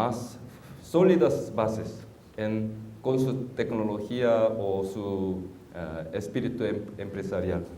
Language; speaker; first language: Spanish; non-native, fluent; Korean